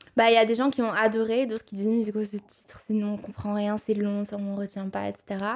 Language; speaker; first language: French; non-native, local second language; Arabic